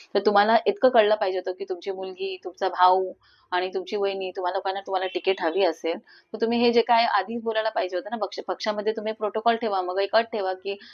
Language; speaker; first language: Marathi; non-native, local second language; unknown